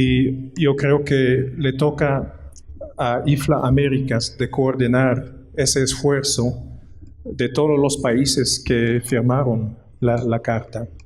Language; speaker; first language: Spanish; non-native, fluent; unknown